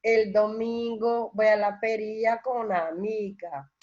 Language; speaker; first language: Spanish; non-native, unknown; Portuguese